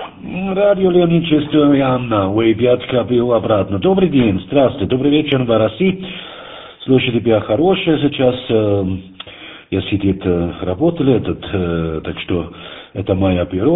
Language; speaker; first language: Russian; non-native, learner; German